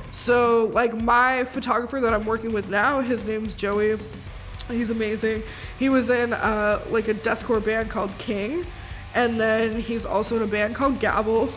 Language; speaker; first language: English; native; English